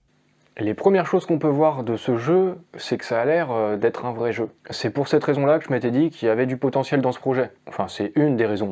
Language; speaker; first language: French; native; French